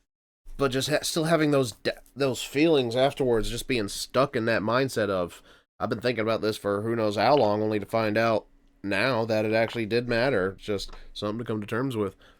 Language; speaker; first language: English; native; English